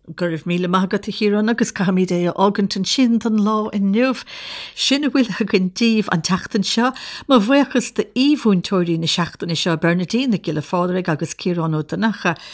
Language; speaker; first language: Irish; native; Irish